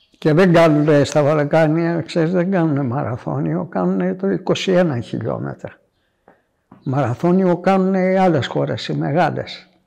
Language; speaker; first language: Greek; native; Greek